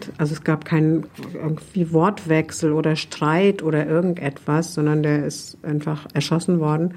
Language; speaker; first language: German; native; German